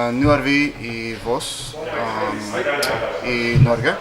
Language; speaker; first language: Norwegian; non-native, learner; Spanish